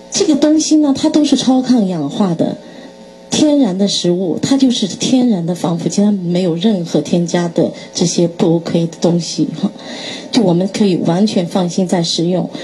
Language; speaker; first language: Chinese; native; Chinese